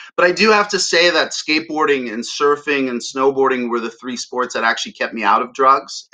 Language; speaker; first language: English; native; English